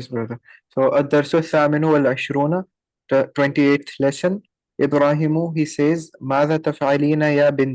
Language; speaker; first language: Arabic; non-native, learner; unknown